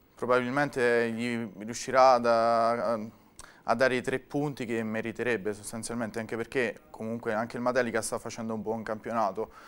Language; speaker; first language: Italian; native; Italian